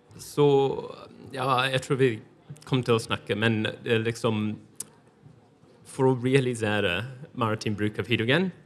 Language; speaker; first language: Norwegian; non-native, fluent; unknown